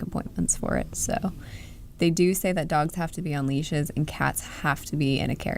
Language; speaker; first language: English; native; English